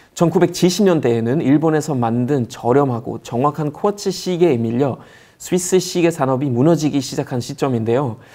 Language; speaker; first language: Korean; non-native, fluent; German